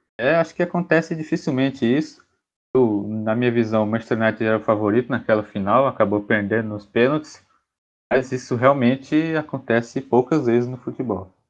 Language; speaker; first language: Portuguese; native; Portuguese